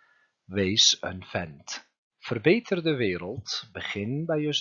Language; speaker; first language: Dutch; non-native, fluent; Turkish